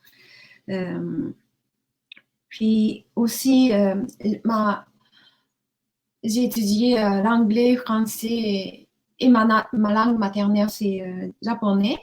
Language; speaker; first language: French; non-native, learner; Japanese